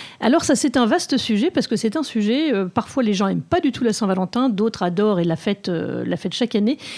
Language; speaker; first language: French; native; French